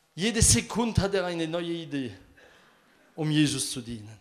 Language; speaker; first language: German; non-native, fluent; French